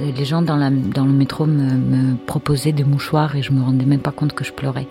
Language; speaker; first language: French; non-native, fluent; Russian